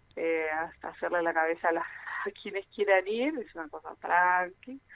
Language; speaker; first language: Spanish; early bilingual, other home language; Portuguese